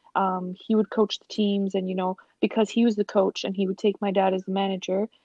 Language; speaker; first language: English; native; English